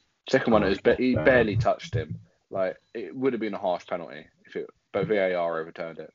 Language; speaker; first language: English; native; English